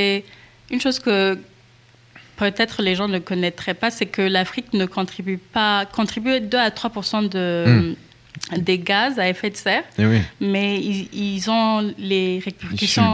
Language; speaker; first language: French; non-native, local second language; Kinyarwanda